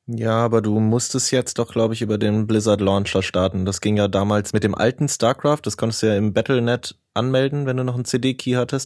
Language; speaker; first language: German; native; German